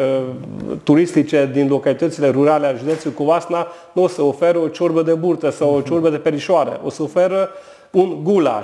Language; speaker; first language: Romanian; non-native, local second language; Hungarian